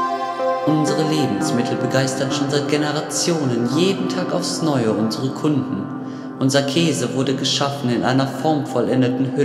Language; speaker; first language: German; native; German